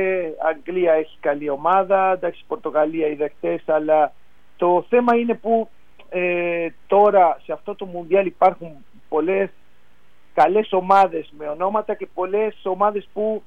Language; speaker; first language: Greek; non-native, fluent; Spanish